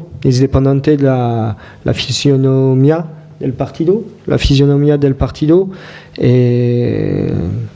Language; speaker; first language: Spanish; non-native, fluent; French